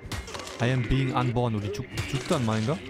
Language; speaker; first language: Korean; non-native, fluent; German